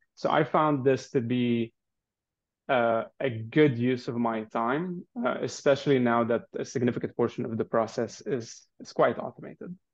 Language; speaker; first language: English; non-native, fluent; Arabic